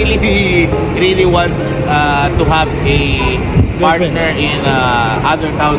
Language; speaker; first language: English; non-native, local second language; Filipino